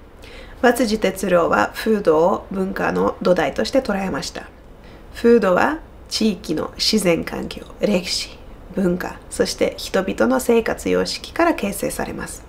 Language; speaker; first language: Japanese; non-native, fluent; Hungarian